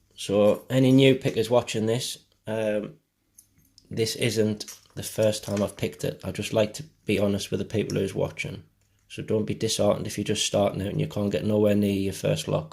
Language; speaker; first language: English; native; English